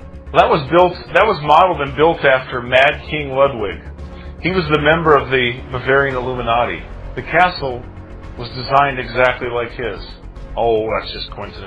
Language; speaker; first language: English; native; English